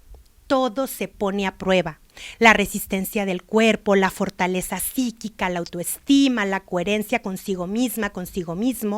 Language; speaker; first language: Spanish; native; Spanish